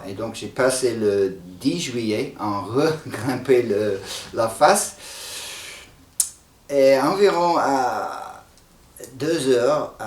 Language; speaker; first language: French; non-native, fluent; English